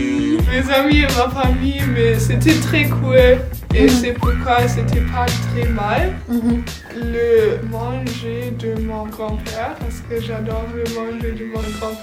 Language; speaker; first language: French; non-native, learner; German